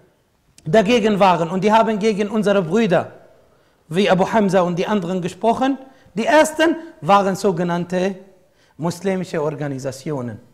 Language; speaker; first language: German; non-native, fluent; Arabic